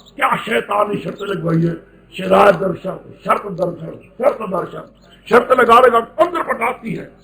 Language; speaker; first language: Urdu; non-native, local second language; Pashto